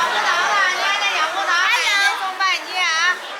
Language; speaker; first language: Chinese; native; Chinese